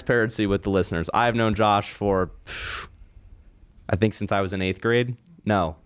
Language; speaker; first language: English; native; English